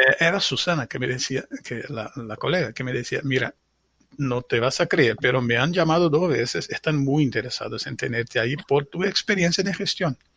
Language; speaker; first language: Spanish; non-native, fluent; Portuguese